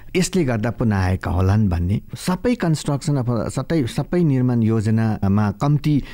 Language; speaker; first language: Nepali; native; Nepali